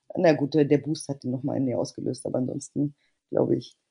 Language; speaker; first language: German; native; German